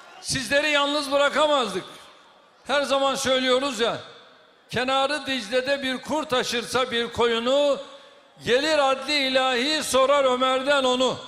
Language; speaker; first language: Turkish; native; Turkish